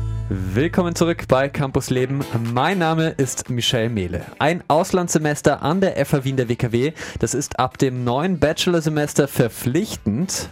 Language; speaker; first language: German; native; German